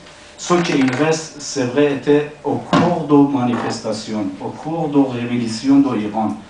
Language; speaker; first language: French; non-native, learner; Persian